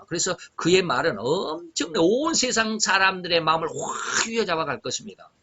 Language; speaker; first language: Korean; native; Korean